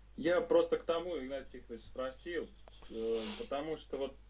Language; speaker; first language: Russian; native; Russian